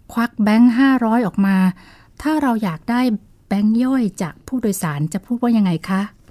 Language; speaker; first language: Thai; native; Thai